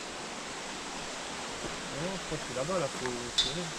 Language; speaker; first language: French; native; French